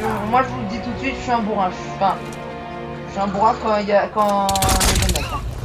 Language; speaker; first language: French; native; French